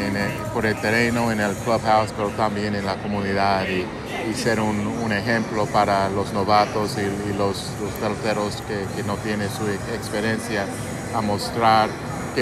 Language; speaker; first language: Spanish; non-native, fluent; English